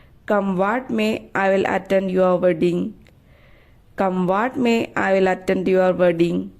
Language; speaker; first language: English; non-native, local second language; Malayalam